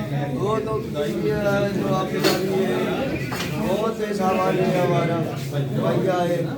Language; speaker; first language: Hindi; non-native, local second language; Punjabi